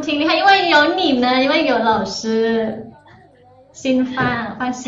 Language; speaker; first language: Chinese; non-native, fluent; Thai